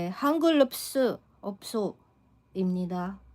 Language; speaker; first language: Korean; non-native, learner; English